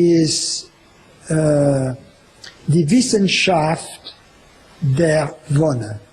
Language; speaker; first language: German; non-native, fluent; French